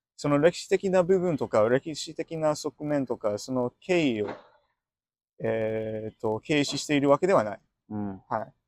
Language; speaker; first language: Japanese; non-native, fluent; English